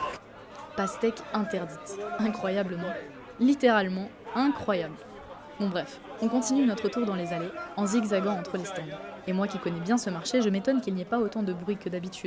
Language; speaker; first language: French; native; French